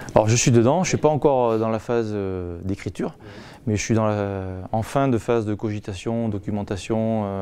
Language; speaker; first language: French; native; French